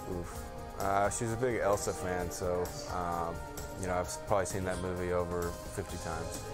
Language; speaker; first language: English; native; English